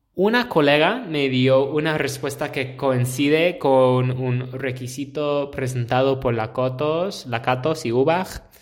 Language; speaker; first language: Spanish; non-native, fluent; English